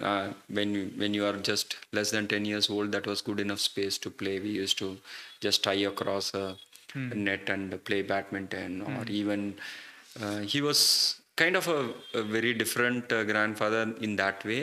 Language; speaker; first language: English; non-native, local second language; Malayalam